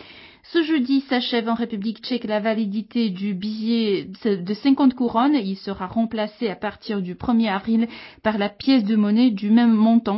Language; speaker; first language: French; native; French